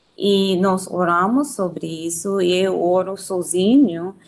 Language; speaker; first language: Portuguese; non-native, learner; English